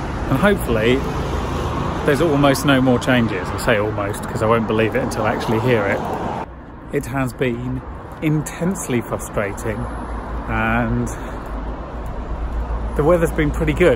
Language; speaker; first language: English; native; English